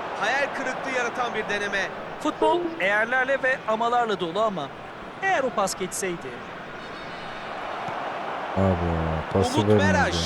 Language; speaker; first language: Turkish; native; Turkish